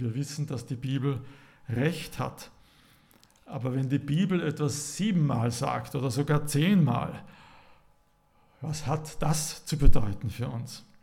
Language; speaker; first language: German; native; German